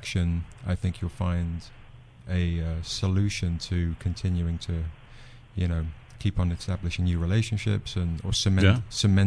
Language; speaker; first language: English; native; English